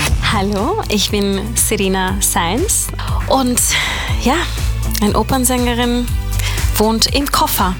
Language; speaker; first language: German; non-native, fluent; Spanish